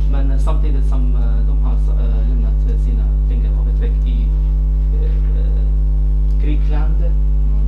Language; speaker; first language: Swedish; non-native, fluent; Arabic